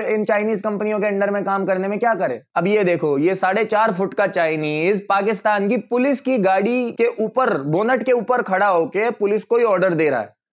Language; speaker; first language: Hindi; native; Hindi